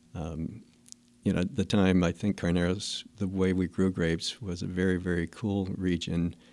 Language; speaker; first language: English; native; English